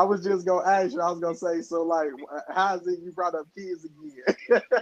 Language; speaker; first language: English; native; English